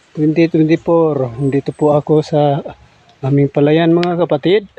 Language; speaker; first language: Filipino; non-native, local second language; Cebuano